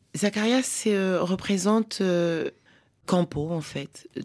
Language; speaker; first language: French; native; French